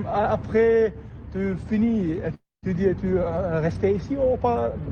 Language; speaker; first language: French; non-native, learner; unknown